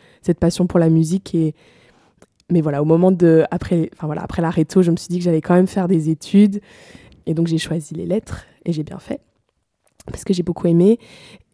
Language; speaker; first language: French; native; French